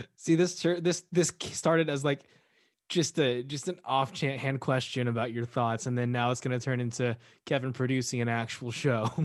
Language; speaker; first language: English; early bilingual, other home language; Filipino